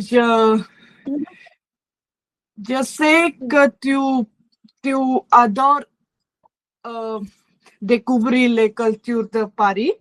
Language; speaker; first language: French; non-native, learner; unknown